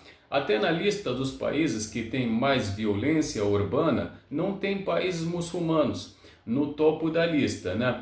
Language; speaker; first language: Portuguese; non-native, learner; Arabic